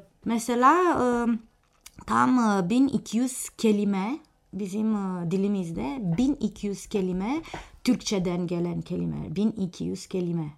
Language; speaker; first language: Turkish; non-native, fluent; Romanian